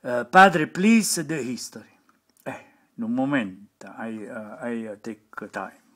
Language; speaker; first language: English; non-native, learner; Italian